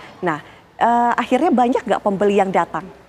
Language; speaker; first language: Indonesian; native; Indonesian